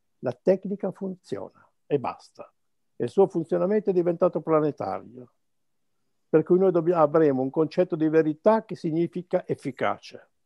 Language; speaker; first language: Italian; native; Italian